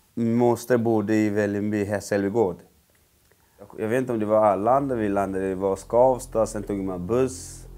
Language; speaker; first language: Swedish; non-native, fluent; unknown